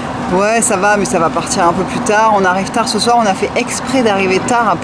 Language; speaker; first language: French; native; French